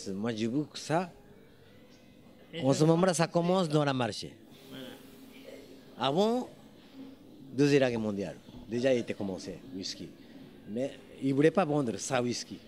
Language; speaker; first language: French; non-native, learner; Japanese